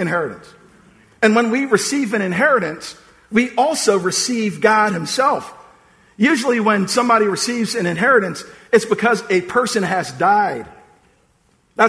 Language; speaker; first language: English; native; English